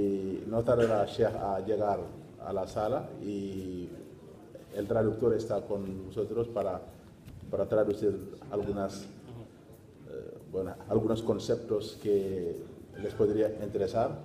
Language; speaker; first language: Spanish; non-native, fluent; Wolof